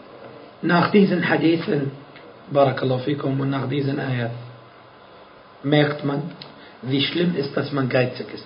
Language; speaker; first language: German; non-native, fluent; Arabic